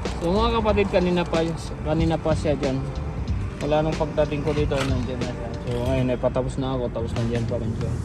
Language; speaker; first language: Filipino; non-native, local second language; Maranao